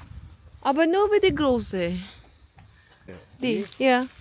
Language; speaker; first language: German; non-native, learner; Filipino